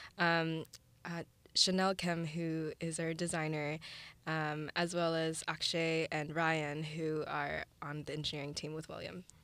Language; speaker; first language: English; early bilingual, other home language; Chinese